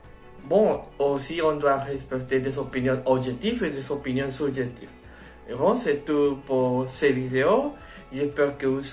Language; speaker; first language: French; non-native, learner; Spanish